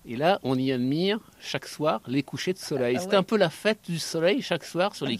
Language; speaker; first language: French; native; French